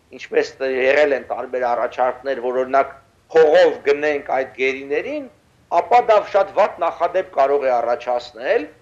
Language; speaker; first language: Armenian; native; Armenian